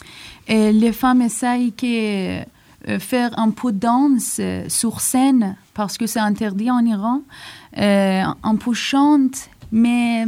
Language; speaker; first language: French; non-native, learner; Persian